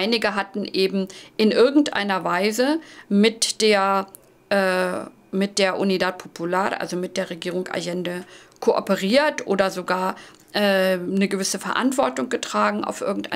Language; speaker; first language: German; native; German